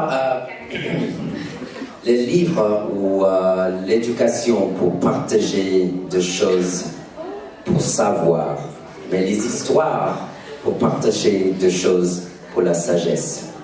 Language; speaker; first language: French; non-native, learner; English